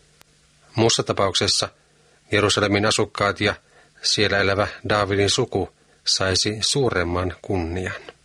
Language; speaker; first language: Finnish; native; Finnish